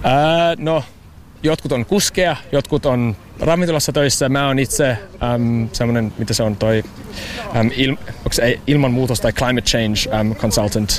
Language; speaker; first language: Finnish; non-native, fluent; English